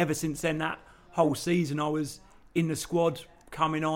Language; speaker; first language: English; native; English